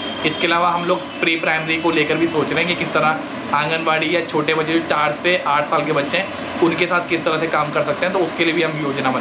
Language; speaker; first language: Hindi; native; Hindi